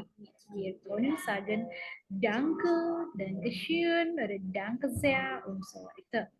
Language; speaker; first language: German; non-native, fluent; Indonesian